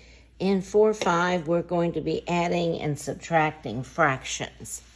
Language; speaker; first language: English; native; English